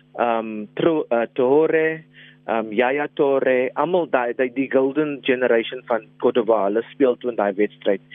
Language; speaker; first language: Afrikaans; non-native, local second language; English